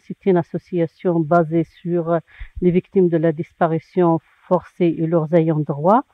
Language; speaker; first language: French; non-native, local second language; Arabic